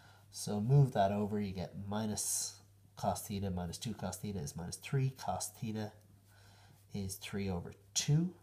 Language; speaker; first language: English; native; English